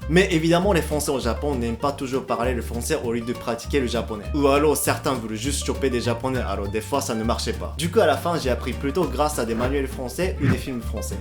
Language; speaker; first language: French; non-native, fluent; Japanese